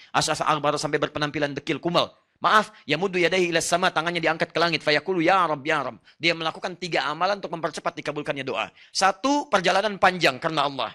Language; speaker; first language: Indonesian; non-native, fluent; Arabic